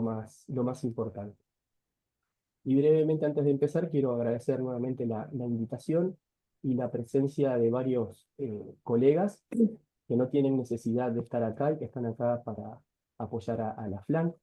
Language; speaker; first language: Spanish; native; Spanish